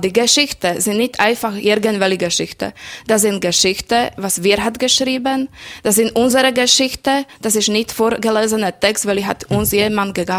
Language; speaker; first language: German; non-native, learner; Slovak